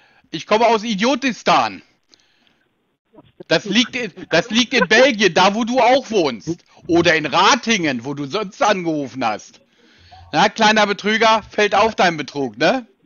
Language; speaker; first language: German; native; German